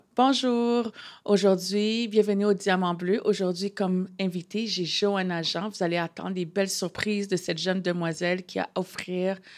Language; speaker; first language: French; non-native, local second language; Haitian Creole